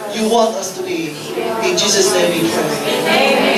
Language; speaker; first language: English; non-native, local second language; Filipino